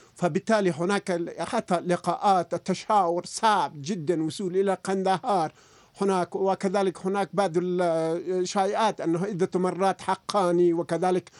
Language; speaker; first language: Arabic; non-native, fluent; Persian